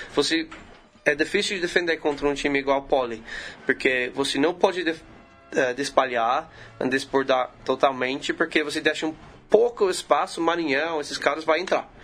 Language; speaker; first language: Portuguese; non-native, learner; English